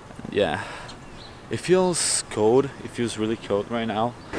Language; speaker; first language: English; non-native, learner; Portuguese